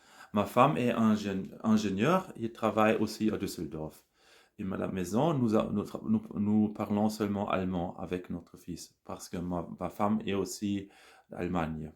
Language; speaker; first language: French; non-native, learner; German